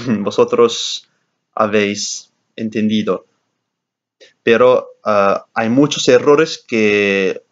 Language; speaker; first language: Spanish; non-native, learner; English